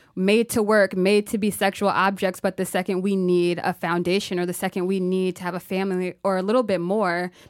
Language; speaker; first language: English; native; English